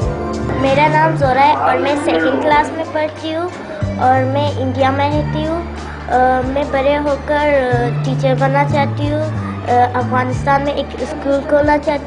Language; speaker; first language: Hindi; early bilingual, other home language; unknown